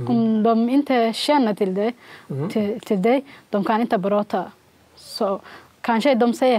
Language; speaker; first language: Swedish; non-native, learner; Somali